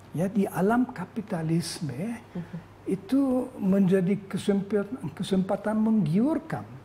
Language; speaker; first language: Indonesian; non-native, fluent; German